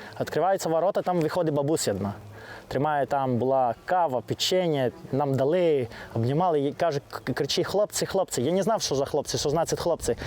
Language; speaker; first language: Ukrainian; non-native, learner; Greek